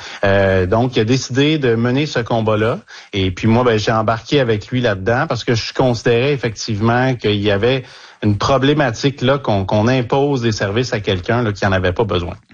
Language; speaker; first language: French; native; French